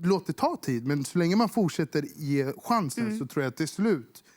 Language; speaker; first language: Swedish; native; Swedish